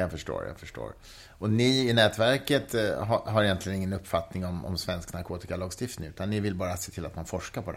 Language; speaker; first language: Swedish; native; Swedish